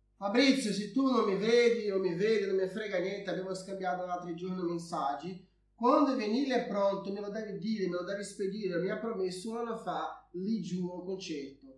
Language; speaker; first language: Italian; non-native, fluent; Portuguese